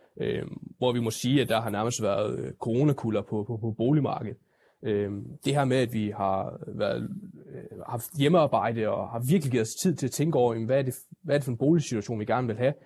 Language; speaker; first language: Danish; native; Danish